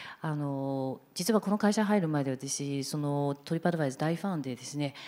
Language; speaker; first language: Japanese; non-native, fluent; Chinese